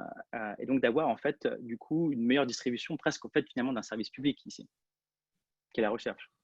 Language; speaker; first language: French; native; French